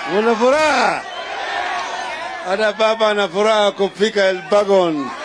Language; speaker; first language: Swahili; non-native, local second language; Luo (Kenya and Tanzania)